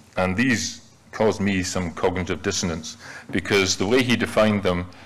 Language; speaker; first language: English; native; English